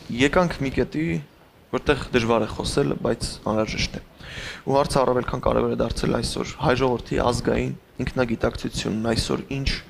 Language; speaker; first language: Armenian; native; Armenian